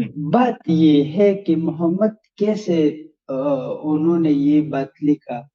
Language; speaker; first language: Hindi; non-native, learner; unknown